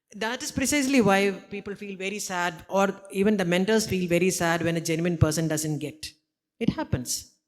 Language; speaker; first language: English; non-native, local second language; Malayalam